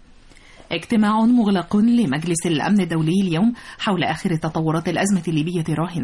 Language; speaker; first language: Arabic; native; Arabic